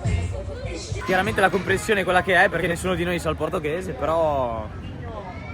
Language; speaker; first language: Italian; native; Italian